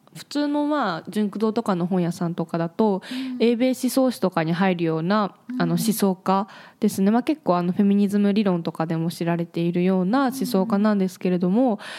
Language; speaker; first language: Japanese; native; Japanese